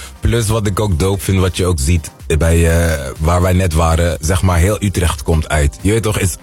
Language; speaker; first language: Dutch; non-native, local second language; Papiamento